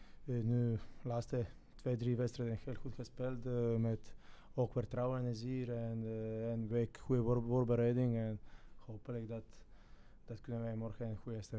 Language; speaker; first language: Dutch; non-native, fluent; Croatian